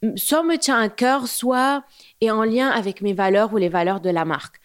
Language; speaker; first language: French; non-native, local second language; Arabic